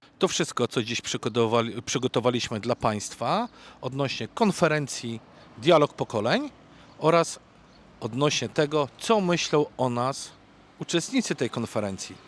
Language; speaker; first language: Polish; native; Polish